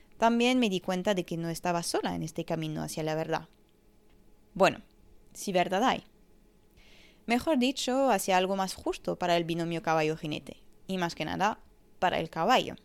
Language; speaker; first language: Spanish; non-native, fluent; French